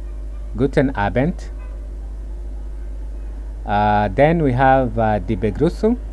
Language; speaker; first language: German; non-native, fluent; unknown